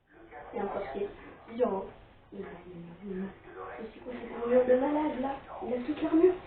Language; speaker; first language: French; native; French